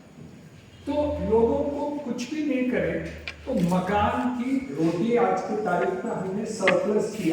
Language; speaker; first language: Hindi; non-native, local second language; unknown